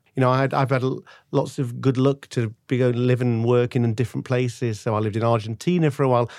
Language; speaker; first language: English; native; English